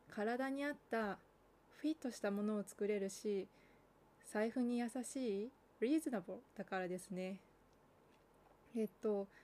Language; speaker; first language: Japanese; native; Japanese